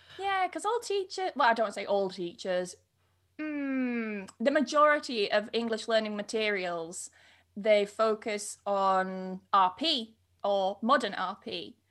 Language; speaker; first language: English; native; English